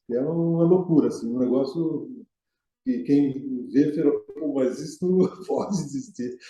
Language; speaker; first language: Portuguese; native; Portuguese